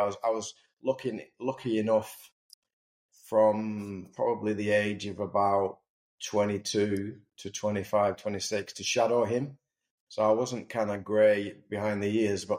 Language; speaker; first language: English; native; English